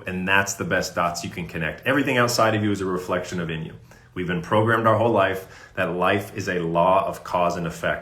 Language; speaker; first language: English; native; English